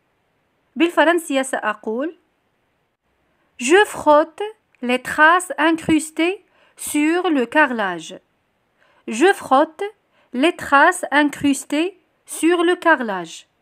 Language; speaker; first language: French; non-native, local second language; Arabic